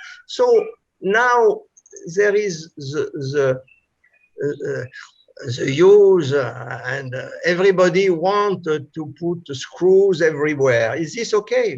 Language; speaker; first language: English; non-native, fluent; French